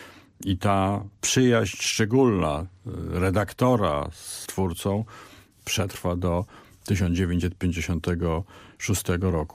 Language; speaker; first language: Polish; native; Polish